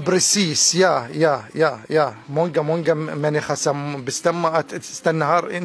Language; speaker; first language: Swedish; non-native, learner; Arabic